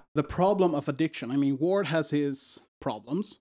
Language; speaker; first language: English; non-native, fluent; Swedish